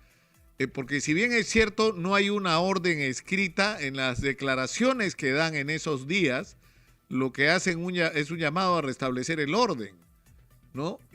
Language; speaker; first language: Spanish; native; Spanish